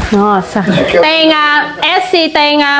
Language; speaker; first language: Portuguese; non-native, learner; Vietnamese